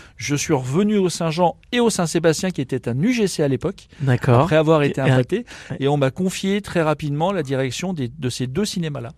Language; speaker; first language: French; native; French